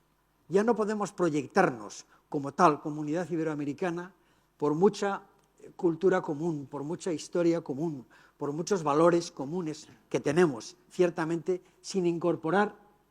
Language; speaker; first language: Spanish; native; Spanish